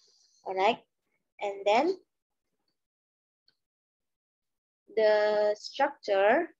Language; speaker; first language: English; non-native, learner; Indonesian